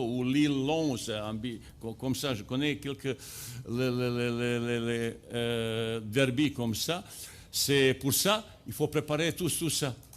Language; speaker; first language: French; non-native, fluent; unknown